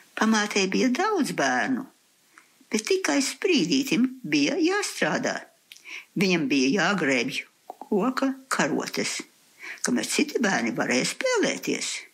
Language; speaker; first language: Latvian; early bilingual, heritage; Latvian